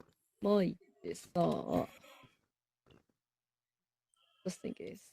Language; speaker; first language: English; non-native, learner; Japanese